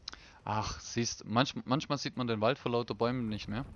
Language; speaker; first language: German; native; German